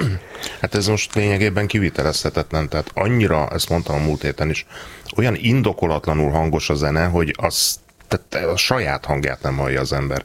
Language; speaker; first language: Hungarian; native; Hungarian